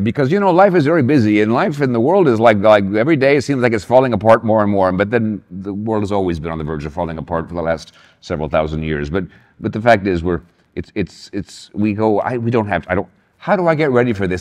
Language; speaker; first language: English; early bilingual, other home language; Spanish